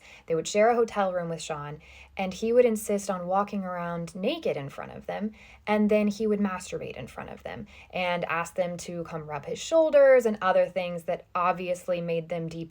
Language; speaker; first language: English; native; English